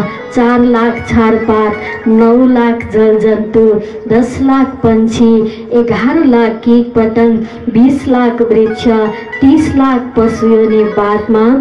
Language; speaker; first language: Nepali; native; Nepali